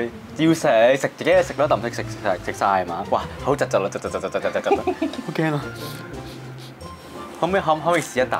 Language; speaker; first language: Chinese; native; Chinese